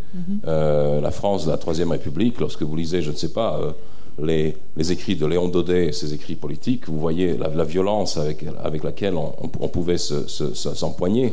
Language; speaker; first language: French; early bilingual, other home language; Serbian